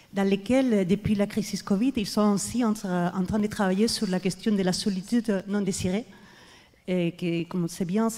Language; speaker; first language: French; non-native, fluent; Spanish